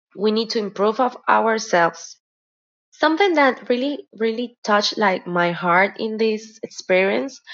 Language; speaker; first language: English; non-native, fluent; Spanish